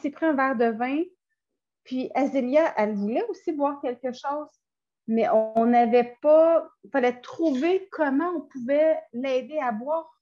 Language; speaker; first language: French; native; French